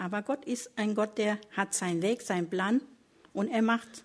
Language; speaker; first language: German; non-native, learner; Spanish